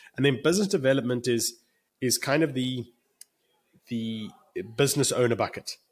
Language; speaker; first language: English; native; English